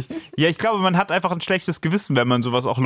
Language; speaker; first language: German; native; German